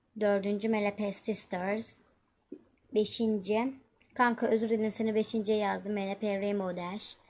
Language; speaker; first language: Turkish; native; Turkish